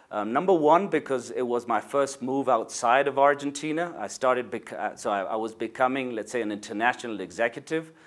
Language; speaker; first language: English; non-native, fluent; Spanish